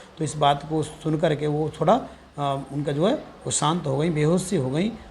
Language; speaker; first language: Hindi; native; Hindi